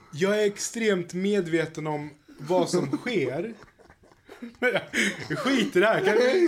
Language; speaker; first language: Swedish; native; Swedish